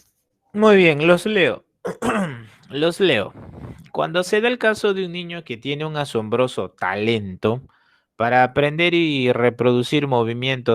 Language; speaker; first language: Spanish; native; Spanish